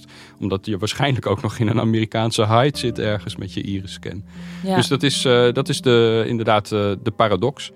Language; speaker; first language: Dutch; native; Dutch